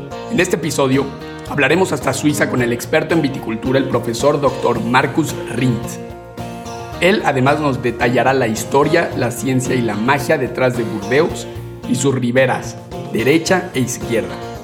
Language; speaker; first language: Spanish; native; Spanish